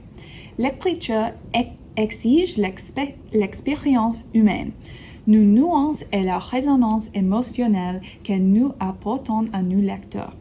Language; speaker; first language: French; non-native, learner; English